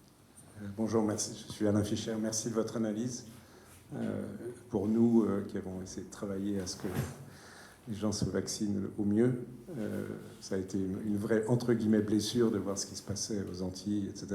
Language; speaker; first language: French; native; French